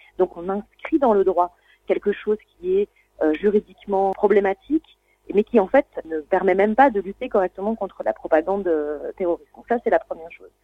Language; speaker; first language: French; native; French